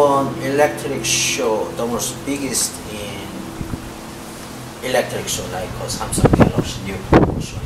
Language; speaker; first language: English; non-native, learner; Korean